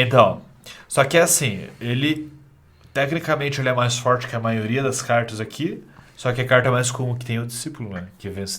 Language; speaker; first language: Portuguese; native; Portuguese